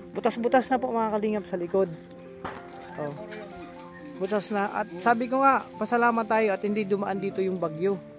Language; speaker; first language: Filipino; non-native, local second language; Cebuano